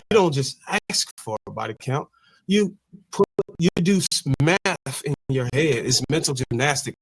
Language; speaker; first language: English; native; English